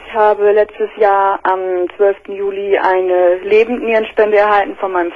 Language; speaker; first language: German; native; German